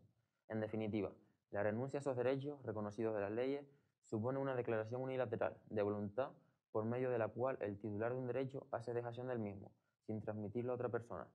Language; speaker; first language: Spanish; native; Spanish